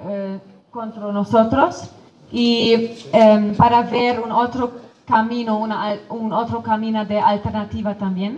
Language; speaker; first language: Spanish; non-native, fluent; Kurdish